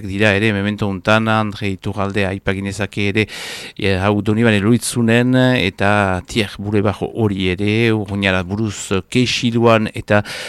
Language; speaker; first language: Basque; native; Basque